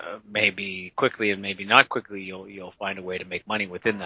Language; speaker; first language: English; native; English